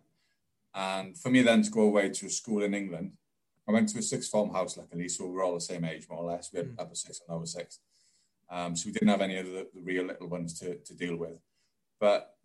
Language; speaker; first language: English; native; English